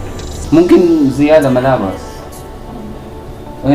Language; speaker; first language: Arabic; non-native, learner; Filipino